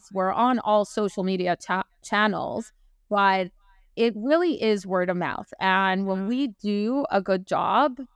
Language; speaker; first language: English; native; English